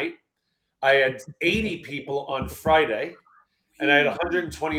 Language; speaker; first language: English; native; English